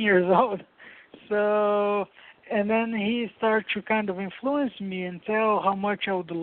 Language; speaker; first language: English; non-native, fluent; Portuguese